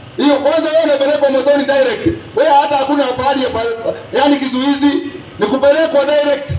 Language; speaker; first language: Swahili; non-native, local second language; Kikuyu